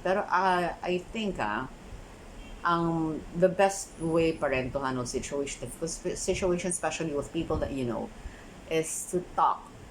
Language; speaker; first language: English; non-native, local second language; Filipino